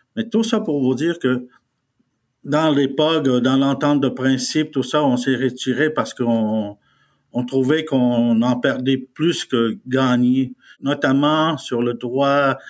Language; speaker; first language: French; non-native, fluent; Innu-aimun